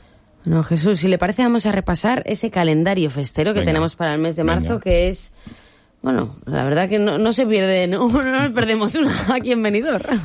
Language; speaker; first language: Spanish; native; Spanish